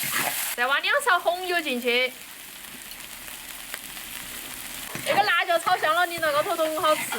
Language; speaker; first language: Chinese; native; Chinese